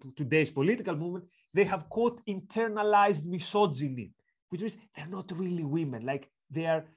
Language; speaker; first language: English; non-native, fluent; Greek